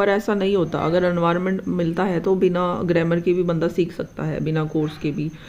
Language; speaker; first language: Hindi; native; Hindi